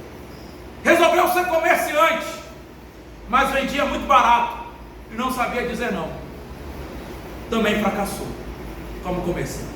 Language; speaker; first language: Portuguese; native; Portuguese